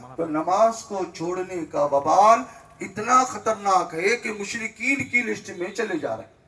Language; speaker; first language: Urdu; native; Urdu